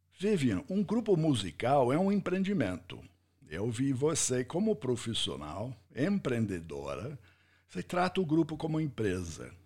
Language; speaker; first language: Portuguese; non-native, fluent; English